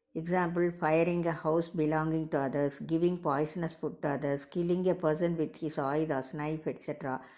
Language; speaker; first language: English; non-native, local second language; Tamil